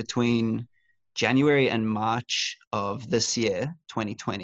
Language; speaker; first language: English; native; English